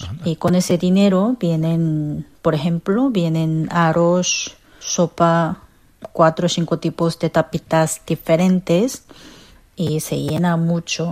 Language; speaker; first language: Spanish; non-native, fluent; Korean